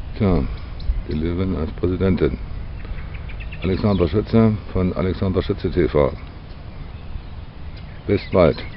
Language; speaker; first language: German; native; German